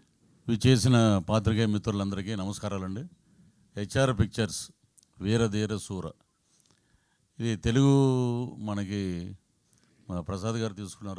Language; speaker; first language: Telugu; native; Telugu